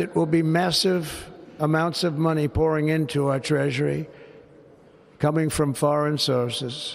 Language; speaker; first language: English; native; English